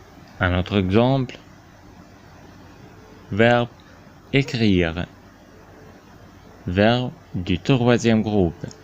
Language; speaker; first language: French; non-native, fluent; Arabic